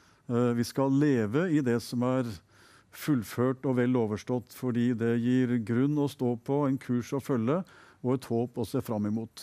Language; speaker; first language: Norwegian; native; Norwegian